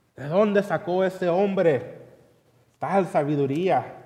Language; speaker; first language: Spanish; early bilingual, heritage; Spanish